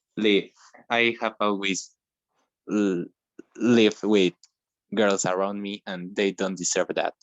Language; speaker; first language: English; non-native, learner; Spanish